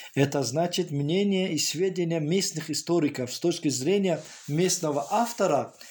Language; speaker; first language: Russian; non-native, local second language; Tajik